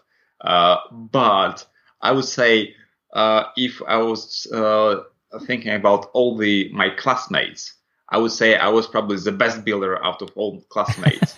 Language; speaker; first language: English; non-native, fluent; Russian